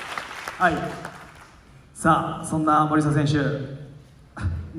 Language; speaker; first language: Japanese; native; Japanese